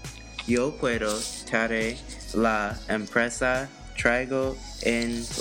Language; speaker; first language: Spanish; non-native, learner; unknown